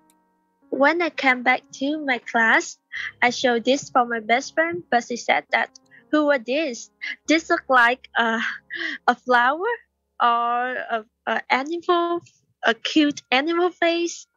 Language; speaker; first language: English; non-native, learner; Vietnamese